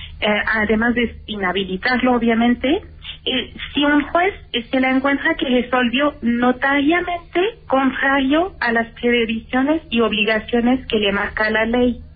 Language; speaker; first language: Spanish; native; Spanish